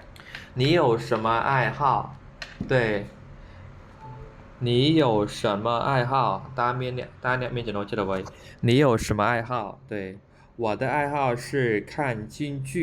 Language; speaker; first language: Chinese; non-native, fluent; Khmer